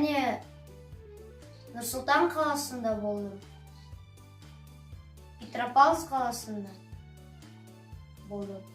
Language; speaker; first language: Kazakh; non-native, local second language; Russian